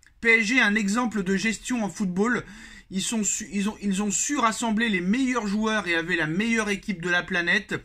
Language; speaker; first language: French; native; French